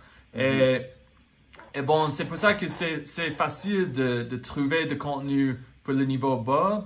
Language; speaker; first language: French; non-native, learner; English